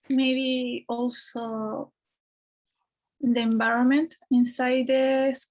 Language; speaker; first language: English; non-native, fluent; Spanish